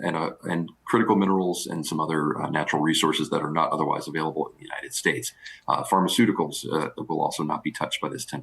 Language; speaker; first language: English; native; English